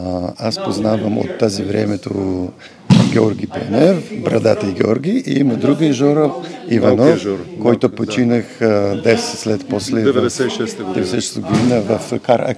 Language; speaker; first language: Bulgarian; non-native, learner; Polish